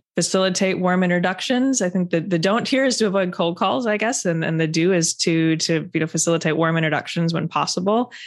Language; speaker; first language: English; native; English